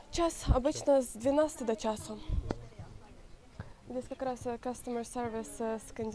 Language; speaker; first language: Russian; native; Russian